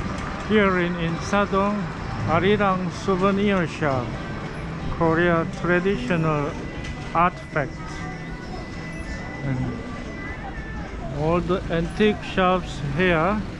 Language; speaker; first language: English; non-native, learner; Korean